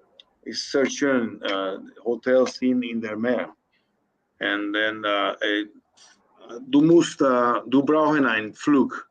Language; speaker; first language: German; non-native, learner; Spanish